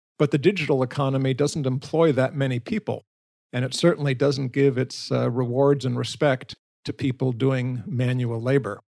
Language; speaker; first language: English; native; English